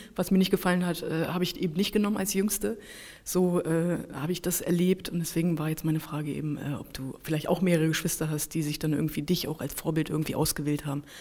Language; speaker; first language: German; native; German